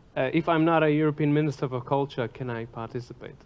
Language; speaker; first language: English; non-native, fluent; Latvian